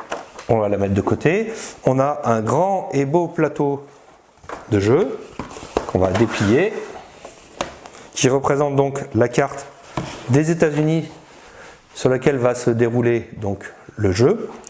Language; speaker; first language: French; native; French